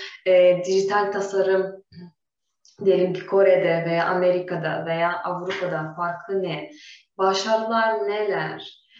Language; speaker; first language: Turkish; non-native, fluent; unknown